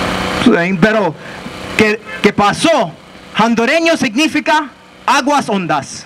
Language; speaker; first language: Spanish; non-native, learner; English